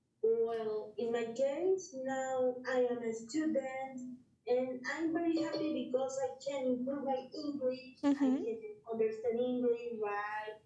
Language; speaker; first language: English; non-native, learner; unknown